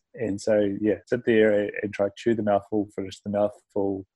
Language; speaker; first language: English; native; English